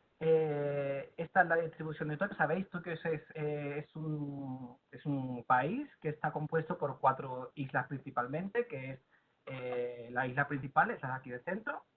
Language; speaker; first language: Spanish; native; Spanish